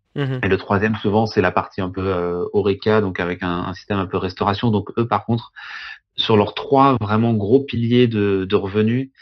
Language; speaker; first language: French; native; French